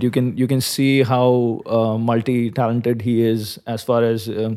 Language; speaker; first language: English; non-native, local second language; Hindi